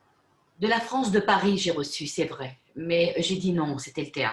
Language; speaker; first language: French; non-native, fluent; Spanish